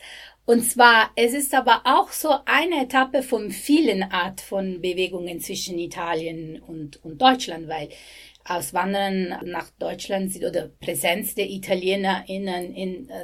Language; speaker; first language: German; non-native, fluent; Italian